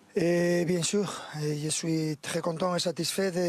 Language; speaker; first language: French; non-native, fluent; Spanish